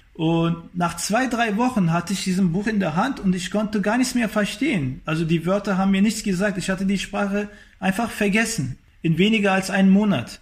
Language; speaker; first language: German; early bilingual, other home language; Turkish